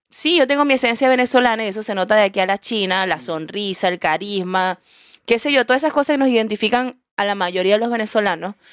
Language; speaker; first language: Spanish; native; Spanish